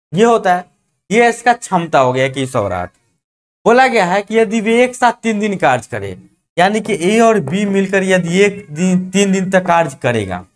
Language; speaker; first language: Hindi; native; Hindi